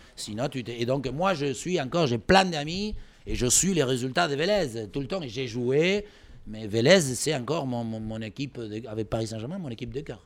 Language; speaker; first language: French; non-native, fluent; Spanish